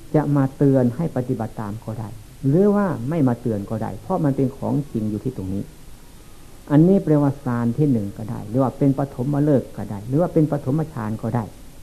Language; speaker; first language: Thai; non-native, local second language; Lao